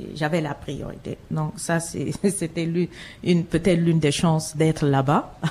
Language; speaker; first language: French; non-native, local second language; Fula